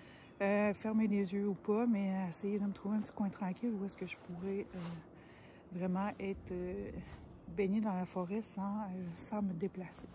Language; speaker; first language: French; native; French